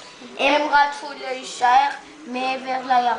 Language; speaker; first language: Hebrew; early bilingual, other home language; Spanish